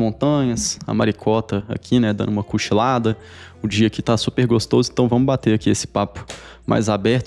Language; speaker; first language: Portuguese; native; Portuguese